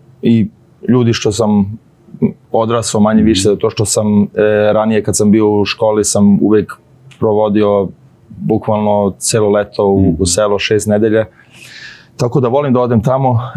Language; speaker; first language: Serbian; early bilingual, heritage; Serbian